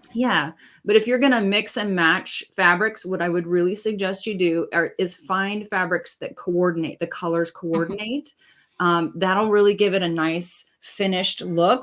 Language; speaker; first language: English; native; English